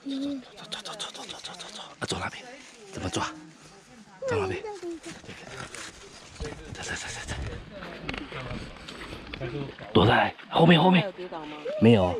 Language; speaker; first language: Chinese; native; Chinese